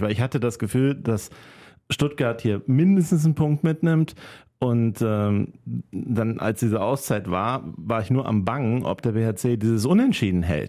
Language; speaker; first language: German; native; German